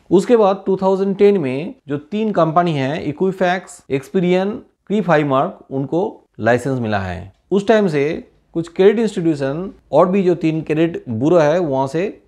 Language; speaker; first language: Hindi; non-native, local second language; Bangla